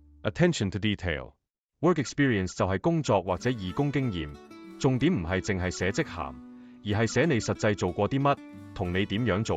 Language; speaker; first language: Cantonese; native; Cantonese